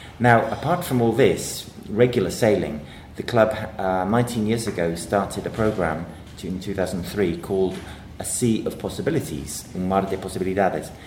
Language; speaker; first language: English; native; English